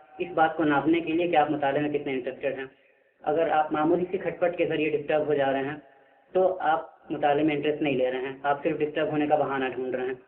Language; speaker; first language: Urdu; native; Urdu